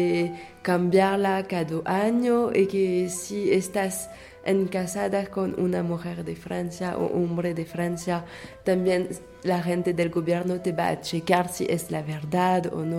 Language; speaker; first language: Spanish; non-native, learner; French